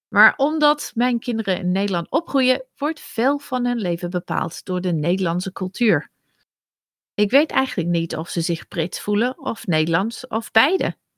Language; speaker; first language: Dutch; non-native, fluent; English